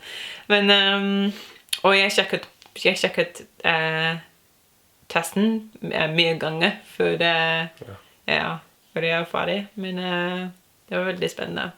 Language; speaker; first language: Norwegian; non-native, learner; English